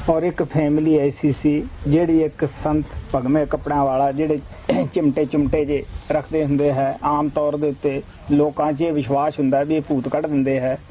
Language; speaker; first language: Punjabi; native; Punjabi